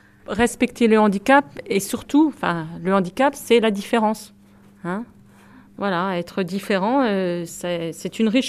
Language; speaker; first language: French; native; French